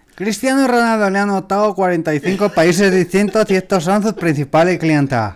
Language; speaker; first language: Spanish; native; Spanish